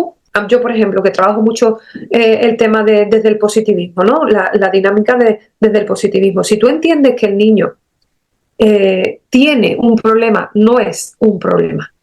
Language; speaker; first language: Spanish; native; Spanish